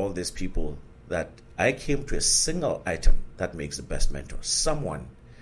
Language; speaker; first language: English; non-native, local second language; Southern Sotho